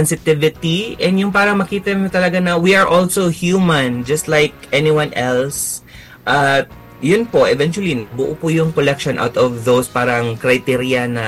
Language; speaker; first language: Filipino; native; Filipino